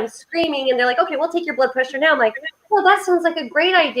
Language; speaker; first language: English; native; English